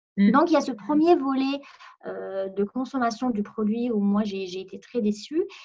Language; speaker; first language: French; non-native, local second language; Arabic